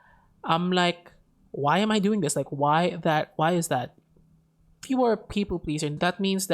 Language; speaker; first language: English; non-native, local second language; Filipino